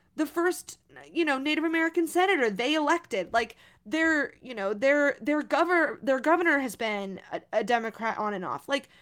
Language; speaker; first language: English; native; English